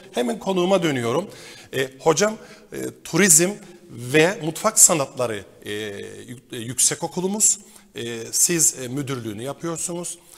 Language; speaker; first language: Turkish; native; Turkish